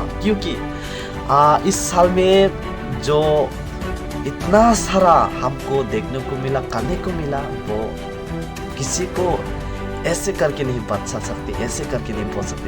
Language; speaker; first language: Hindi; non-native, local second language; Kok Borok